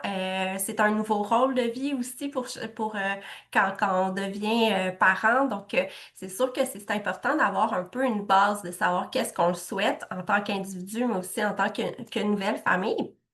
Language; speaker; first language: French; native; French